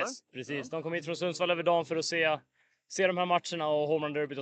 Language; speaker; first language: Swedish; native; Swedish